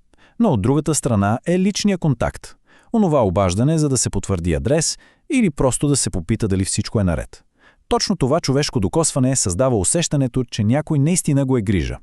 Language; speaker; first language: Bulgarian; native; Bulgarian